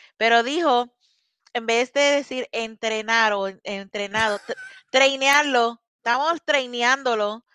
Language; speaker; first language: Spanish; non-native, local second language; English